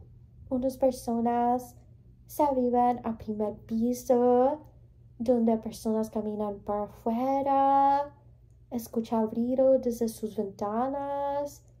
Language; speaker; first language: Spanish; early bilingual, heritage; English